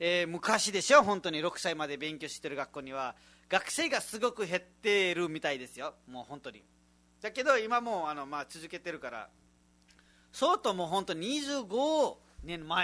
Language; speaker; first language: Japanese; non-native, fluent; Nepali